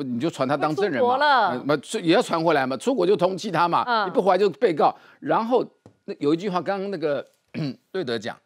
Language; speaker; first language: Chinese; native; Chinese